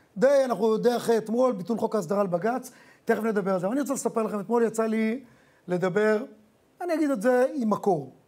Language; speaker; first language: Hebrew; native; Hebrew